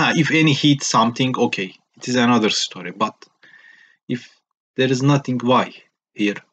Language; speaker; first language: English; non-native, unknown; Turkish